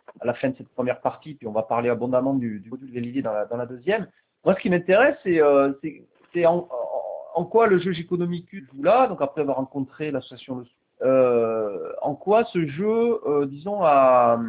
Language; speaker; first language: French; native; French